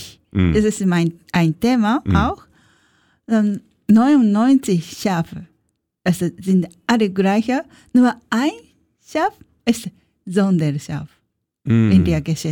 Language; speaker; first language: German; non-native, learner; Japanese